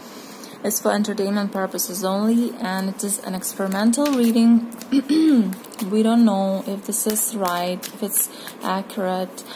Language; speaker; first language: English; non-native, fluent; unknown